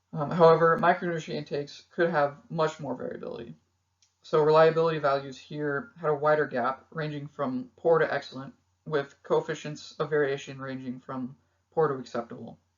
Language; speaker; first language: English; native; English